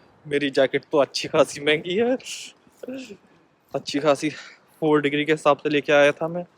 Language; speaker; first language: Hindi; native; Hindi